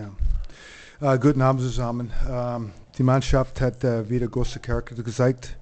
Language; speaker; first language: German; non-native, learner; English